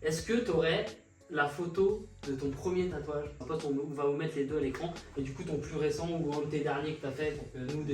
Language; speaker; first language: French; native; French